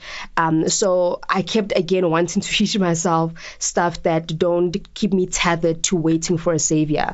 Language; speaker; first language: English; non-native, local second language; Tswana